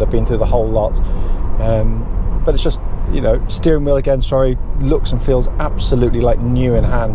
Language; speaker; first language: English; native; English